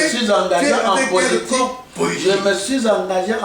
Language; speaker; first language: French; non-native, local second language; Lingala